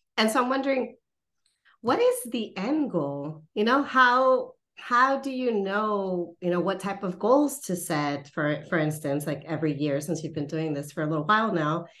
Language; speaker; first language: English; early bilingual, other home language; Spanish